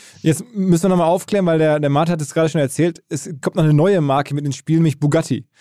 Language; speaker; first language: German; native; German